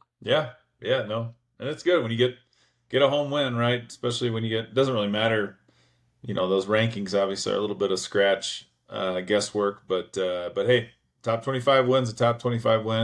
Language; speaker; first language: English; native; English